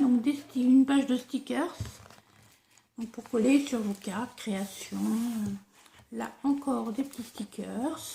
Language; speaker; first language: French; native; French